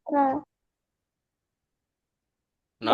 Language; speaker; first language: German; non-native, learner; Indonesian